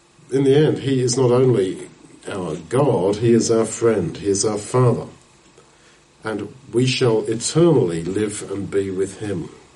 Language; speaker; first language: English; native; English